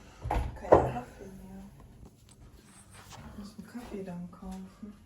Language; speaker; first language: German; non-native, learner; Filipino